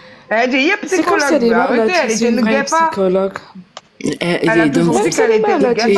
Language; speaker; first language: French; native; French